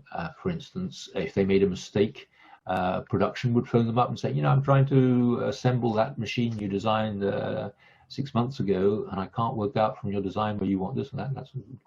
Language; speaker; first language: English; non-native, fluent; French